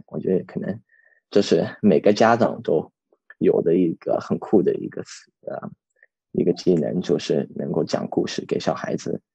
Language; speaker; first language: Chinese; early bilingual, heritage; Chinese